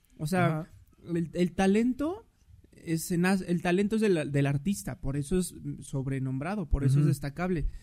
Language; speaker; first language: Spanish; native; Spanish